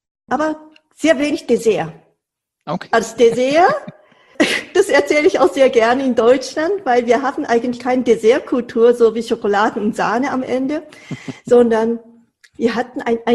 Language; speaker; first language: German; non-native, fluent; Japanese